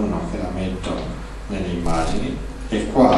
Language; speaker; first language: Italian; native; Italian